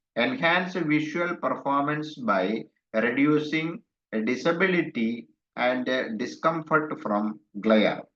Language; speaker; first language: English; non-native, local second language; Malayalam